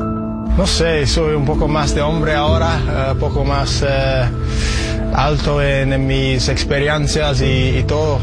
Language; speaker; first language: Spanish; non-native, learner; English